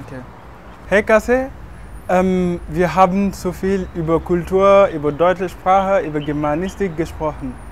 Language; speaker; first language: German; non-native, fluent; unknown